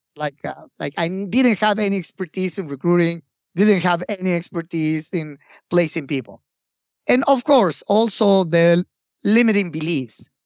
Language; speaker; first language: English; non-native, fluent; Spanish